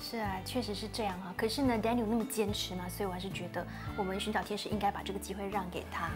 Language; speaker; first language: Chinese; native; Chinese